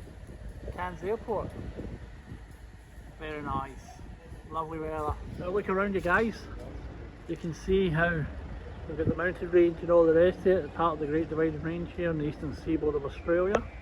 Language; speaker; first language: English; native; English